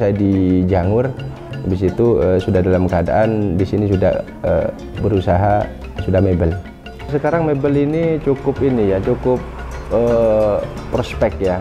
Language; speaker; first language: Indonesian; non-native, local second language; Madurese